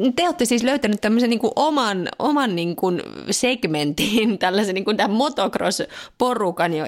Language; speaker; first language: Finnish; native; Finnish